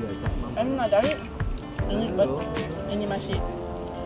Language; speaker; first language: Indonesian; non-native, learner; Chinese